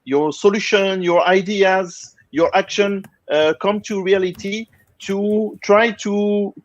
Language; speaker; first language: English; non-native, fluent; French